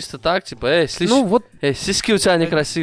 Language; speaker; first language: Russian; native; Russian